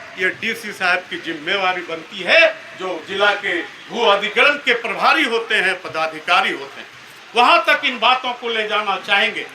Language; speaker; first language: Hindi; native; Hindi